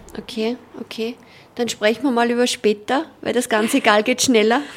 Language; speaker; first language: German; native; German